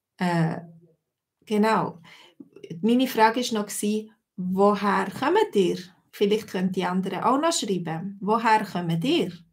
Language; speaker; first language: German; native; German